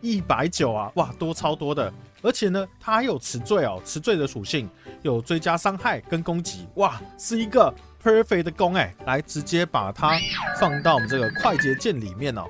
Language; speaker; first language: Chinese; native; Chinese